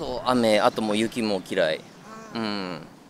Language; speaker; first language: Japanese; native; Japanese